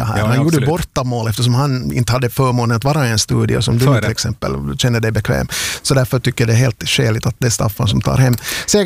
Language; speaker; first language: Swedish; native; Swedish